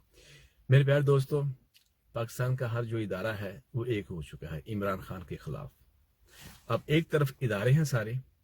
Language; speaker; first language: Urdu; native; Urdu